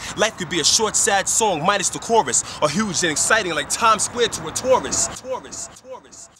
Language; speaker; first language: English; native; English